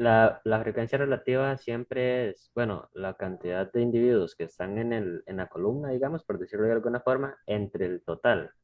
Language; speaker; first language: Spanish; native; Spanish